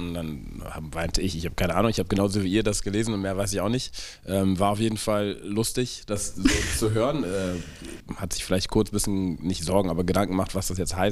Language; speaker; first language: German; native; German